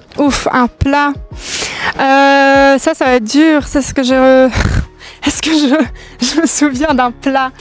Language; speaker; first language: French; early bilingual, other home language; German